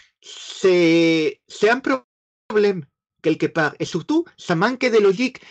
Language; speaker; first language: French; non-native, fluent; Spanish